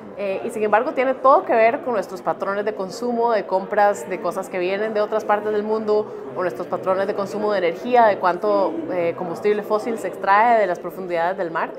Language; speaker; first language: Spanish; native; Spanish